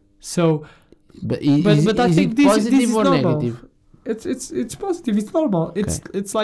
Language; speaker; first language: English; non-native, fluent; Portuguese